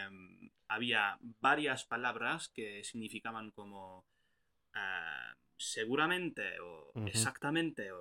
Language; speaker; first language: Spanish; non-native, fluent; English